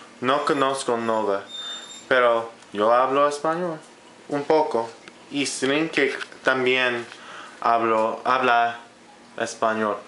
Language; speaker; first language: Spanish; non-native, learner; English